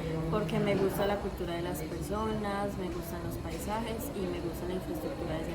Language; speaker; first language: Spanish; native; Spanish